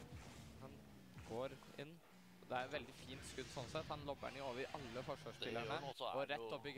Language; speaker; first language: Norwegian; native; Norwegian